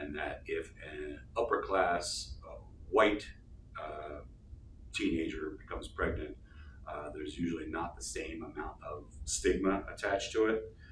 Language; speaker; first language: English; native; English